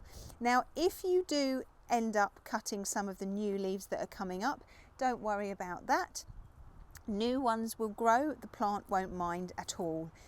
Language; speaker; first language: English; native; English